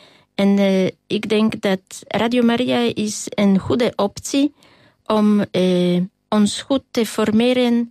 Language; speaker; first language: Dutch; non-native, learner; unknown